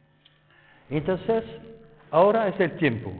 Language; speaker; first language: Spanish; non-native, fluent; French